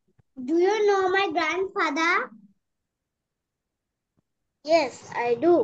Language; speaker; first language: English; non-native, learner; Bangla